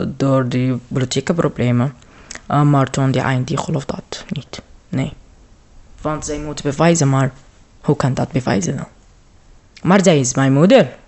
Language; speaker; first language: Dutch; non-native, learner; Arabic